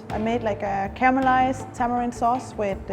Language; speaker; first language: English; non-native, fluent; Danish